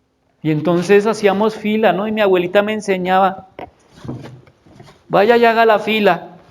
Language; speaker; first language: Spanish; native; Spanish